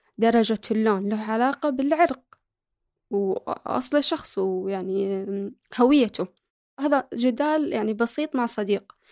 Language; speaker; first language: Arabic; early bilingual, other home language; Somali